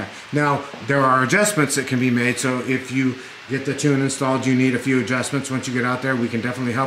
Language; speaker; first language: English; native; English